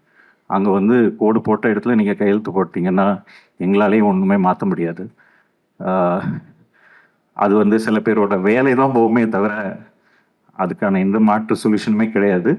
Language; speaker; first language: Tamil; native; Tamil